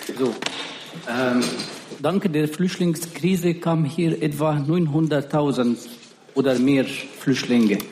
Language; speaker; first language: German; non-native, fluent; Arabic